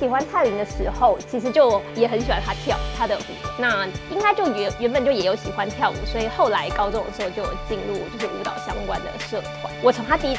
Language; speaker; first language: Chinese; native; Chinese